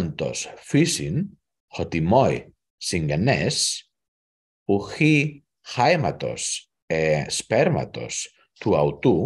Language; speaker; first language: Greek; non-native, learner; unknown